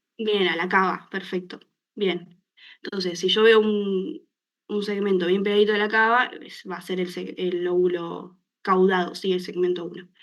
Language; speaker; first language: Spanish; native; Spanish